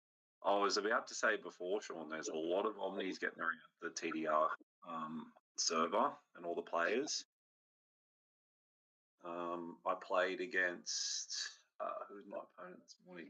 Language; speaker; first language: English; native; English